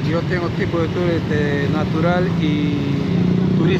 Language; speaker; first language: Spanish; native; Spanish